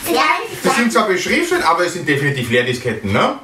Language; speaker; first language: German; native; German